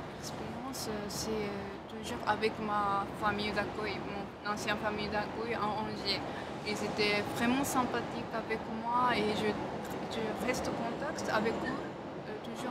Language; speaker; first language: French; non-native, fluent; Japanese